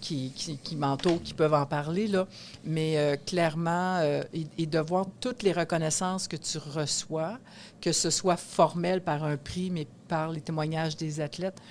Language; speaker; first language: French; native; French